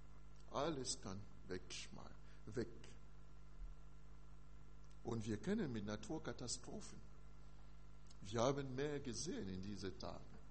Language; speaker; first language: German; non-native, learner; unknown